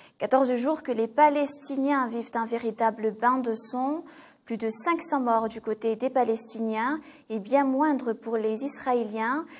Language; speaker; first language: French; non-native, local second language; Malagasy